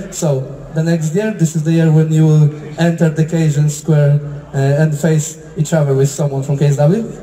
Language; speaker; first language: English; non-native, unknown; Polish